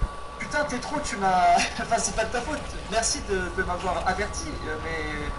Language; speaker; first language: French; native; French